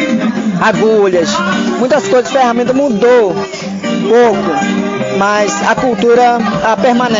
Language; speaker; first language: Portuguese; non-native, local second language; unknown